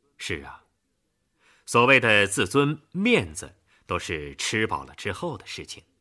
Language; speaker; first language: Chinese; native; Chinese